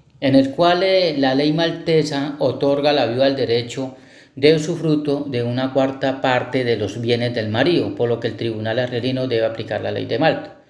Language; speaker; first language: Spanish; native; Spanish